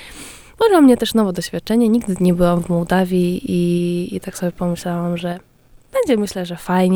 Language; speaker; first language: Polish; early bilingual, heritage; Polish